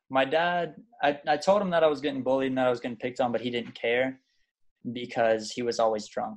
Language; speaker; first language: English; early bilingual, other home language; German